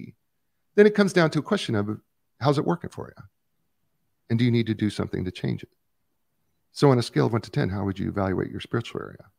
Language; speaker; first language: English; native; English